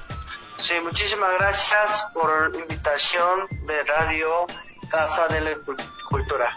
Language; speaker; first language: Spanish; non-native, learner; Korean